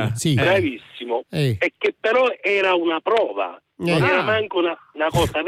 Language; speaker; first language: Italian; native; Italian